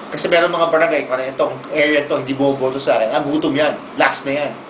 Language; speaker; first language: Filipino; native; Filipino